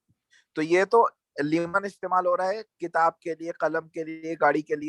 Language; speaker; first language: Urdu; native; Urdu